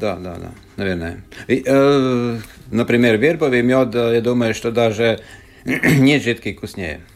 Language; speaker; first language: Russian; non-native, local second language; Latvian